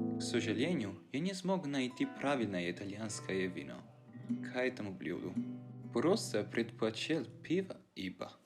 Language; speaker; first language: Russian; non-native, fluent; Italian